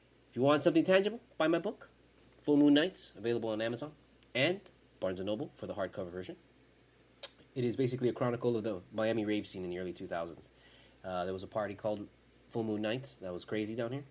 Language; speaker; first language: English; early bilingual, other home language; Spanish